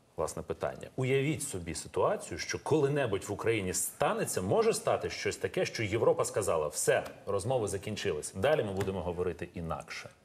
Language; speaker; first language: Ukrainian; native; Ukrainian